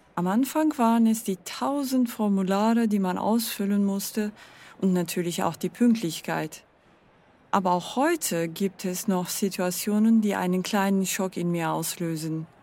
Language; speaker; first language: German; non-native, fluent; Turkish